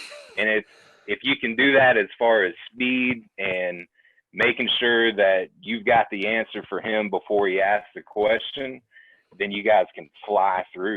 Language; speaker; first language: English; native; English